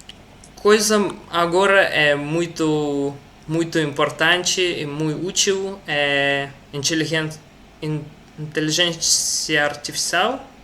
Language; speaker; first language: Portuguese; non-native, learner; Russian